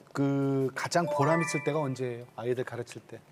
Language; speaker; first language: Korean; native; Korean